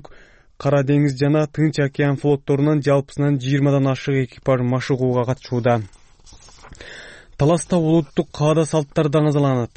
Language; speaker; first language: Kyrgyz; native; Kyrgyz